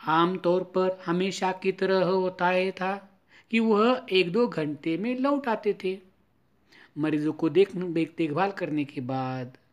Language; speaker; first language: Hindi; non-native, local second language; Marathi